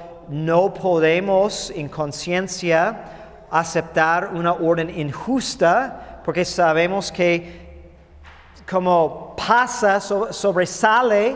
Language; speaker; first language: Spanish; non-native, fluent; English